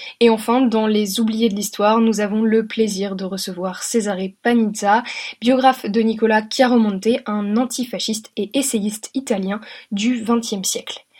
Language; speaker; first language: French; native; French